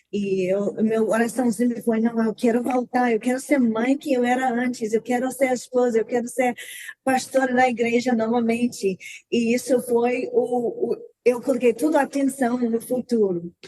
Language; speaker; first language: Portuguese; non-native, learner; English